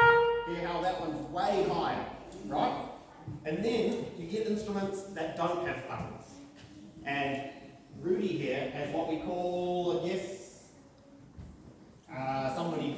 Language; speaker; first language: English; native; English